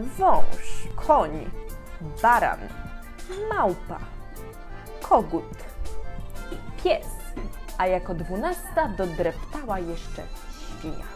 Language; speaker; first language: Polish; native; Polish